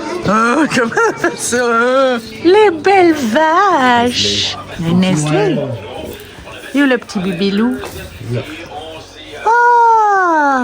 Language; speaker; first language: French; native; French